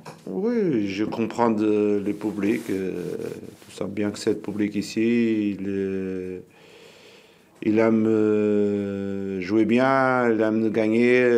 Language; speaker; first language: French; non-native, learner; Portuguese